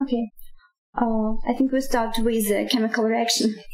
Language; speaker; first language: English; non-native, learner; Russian